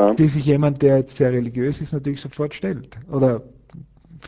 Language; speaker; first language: German; native; German